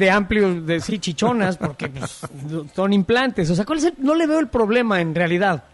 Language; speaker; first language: Spanish; native; Spanish